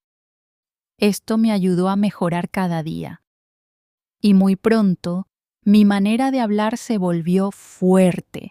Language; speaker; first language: Spanish; non-native, fluent; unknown